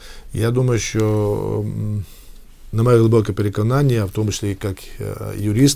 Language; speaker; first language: Ukrainian; non-native, fluent; Georgian